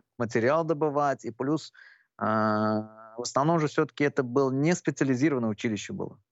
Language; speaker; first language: Russian; non-native, local second language; Azerbaijani